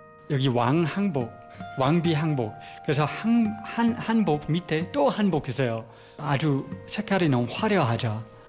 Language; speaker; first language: Korean; non-native, fluent; English